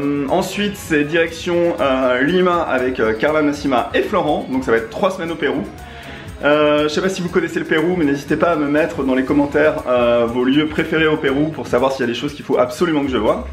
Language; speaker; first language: French; native; French